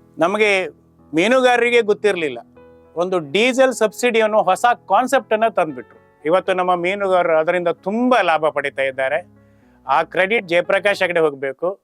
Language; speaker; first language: Kannada; native; Kannada